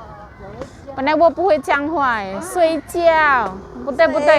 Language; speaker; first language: Chinese; non-native, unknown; Indonesian